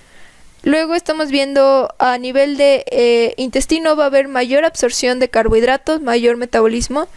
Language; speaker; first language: Spanish; native; Spanish